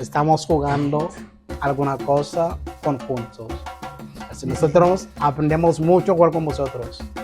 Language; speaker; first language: Spanish; non-native, learner; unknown